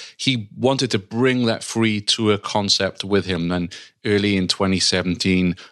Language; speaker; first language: English; native; English